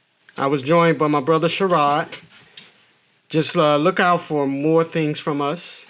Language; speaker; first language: English; native; English